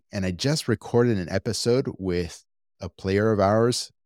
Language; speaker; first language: English; early bilingual, other home language; Spanish